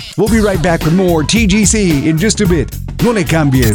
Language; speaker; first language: English; early bilingual, other home language; Spanish